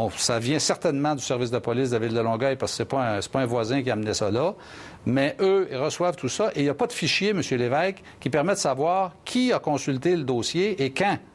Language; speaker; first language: French; native; French